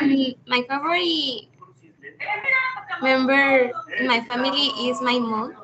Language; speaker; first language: English; non-native, learner; Spanish